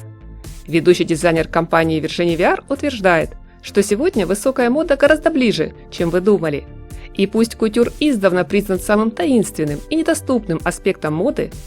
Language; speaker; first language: Russian; native; Russian